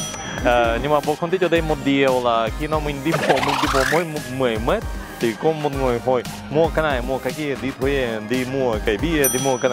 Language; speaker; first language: Vietnamese; non-native, learner; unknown